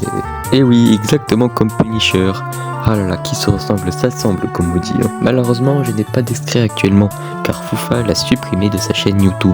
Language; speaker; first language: French; native; French